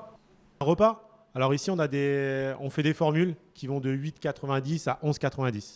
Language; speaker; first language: French; native; French